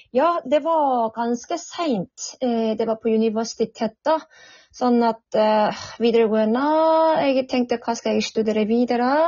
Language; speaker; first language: Norwegian; non-native, fluent; Korean